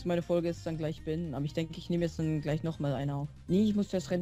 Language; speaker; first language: German; native; German